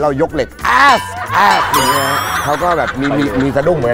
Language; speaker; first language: Thai; native; Thai